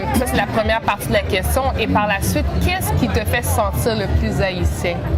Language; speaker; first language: French; native; French